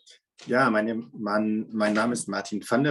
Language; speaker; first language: German; native; German